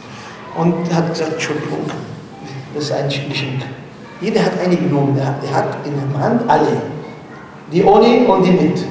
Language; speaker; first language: German; non-native, learner; Arabic